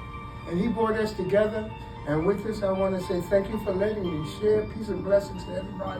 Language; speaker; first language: English; native; English